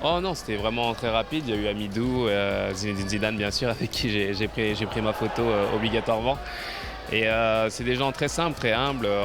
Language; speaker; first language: French; native; French